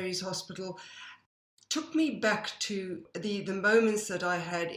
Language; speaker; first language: English; native; English